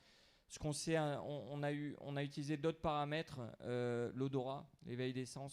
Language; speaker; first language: French; native; French